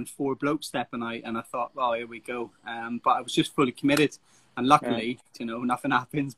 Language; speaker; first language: English; native; English